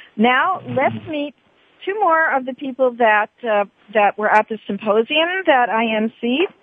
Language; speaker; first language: English; native; English